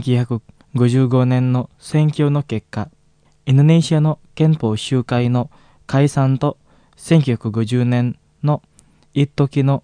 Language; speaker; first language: Japanese; non-native, fluent; Indonesian